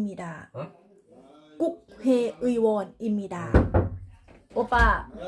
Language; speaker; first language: Korean; non-native, learner; Thai